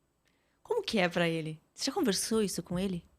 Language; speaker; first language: Portuguese; native; Portuguese